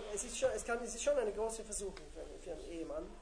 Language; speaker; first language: German; native; German